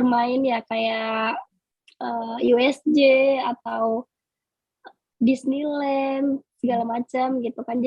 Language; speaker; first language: Indonesian; native; Indonesian